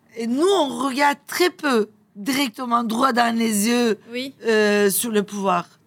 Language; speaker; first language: French; non-native, fluent; Turkish